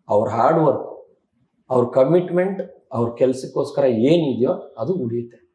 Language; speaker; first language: Kannada; native; Kannada